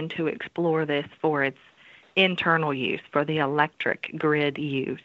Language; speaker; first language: English; native; English